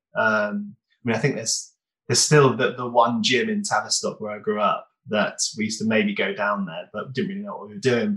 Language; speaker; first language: English; native; English